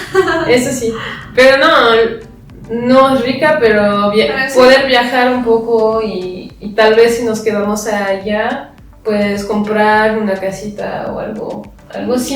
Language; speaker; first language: Spanish; non-native, fluent; French